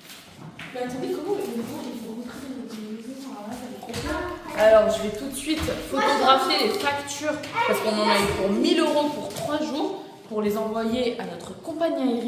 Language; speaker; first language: French; native; French